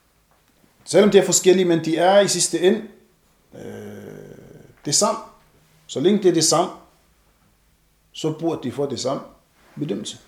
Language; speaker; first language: Danish; non-native, fluent; Arabic